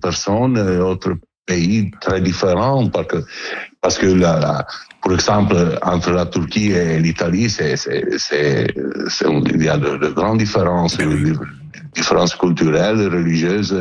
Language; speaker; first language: French; non-native, learner; Italian